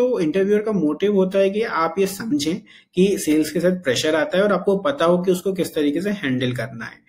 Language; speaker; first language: Hindi; native; Hindi